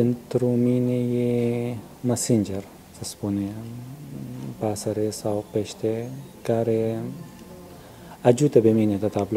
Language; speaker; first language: Romanian; non-native, learner; Arabic